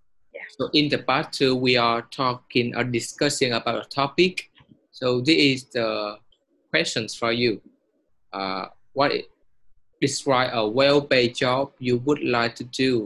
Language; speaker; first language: English; non-native, learner; Vietnamese